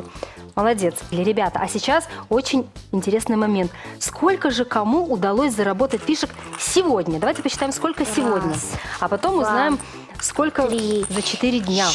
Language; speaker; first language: Russian; native; Russian